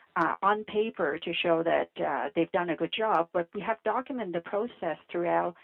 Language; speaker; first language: English; non-native, fluent; Vietnamese